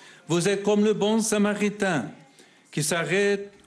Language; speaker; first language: French; non-native, fluent; English